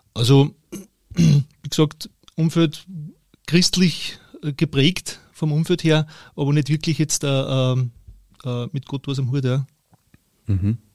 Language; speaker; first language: German; native; German